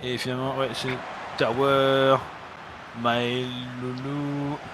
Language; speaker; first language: French; native; French